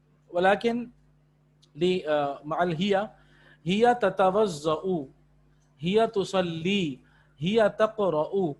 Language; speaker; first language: Arabic; non-native, fluent; Urdu